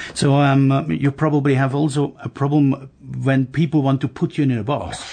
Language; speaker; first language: English; non-native, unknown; German